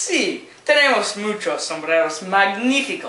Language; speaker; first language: Spanish; non-native, learner; English